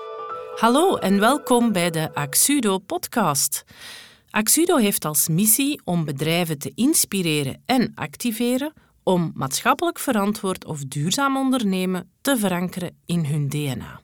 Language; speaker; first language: Dutch; native; Dutch